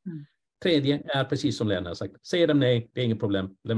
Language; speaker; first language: Swedish; non-native, fluent; English